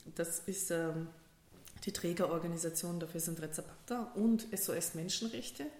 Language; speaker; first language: German; early bilingual, other home language; Russian